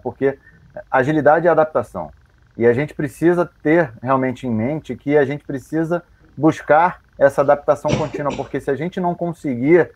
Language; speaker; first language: Portuguese; native; Portuguese